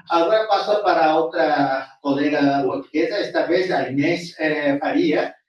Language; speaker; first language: Portuguese; non-native, fluent; Japanese